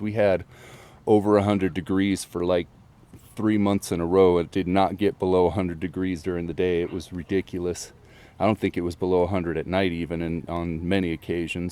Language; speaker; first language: English; native; English